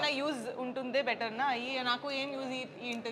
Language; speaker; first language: Telugu; non-native, local second language; Bangla